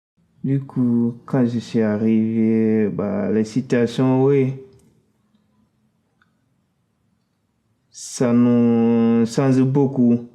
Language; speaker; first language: French; non-native, fluent; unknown